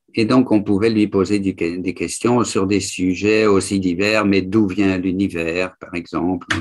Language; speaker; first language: French; native; French